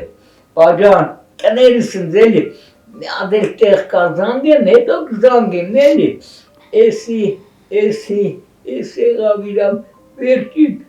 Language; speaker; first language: Armenian; native; Armenian